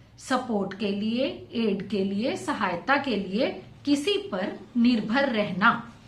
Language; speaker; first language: Hindi; non-native, local second language; Punjabi